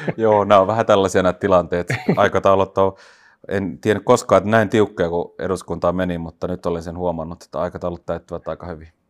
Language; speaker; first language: Finnish; native; Finnish